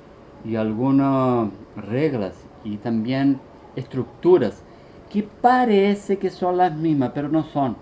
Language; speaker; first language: Spanish; early bilingual, heritage; Spanish